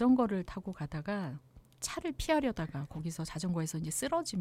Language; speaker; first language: Korean; native; Korean